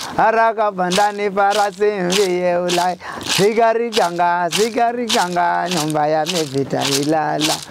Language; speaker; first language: Swahili; non-native, local second language; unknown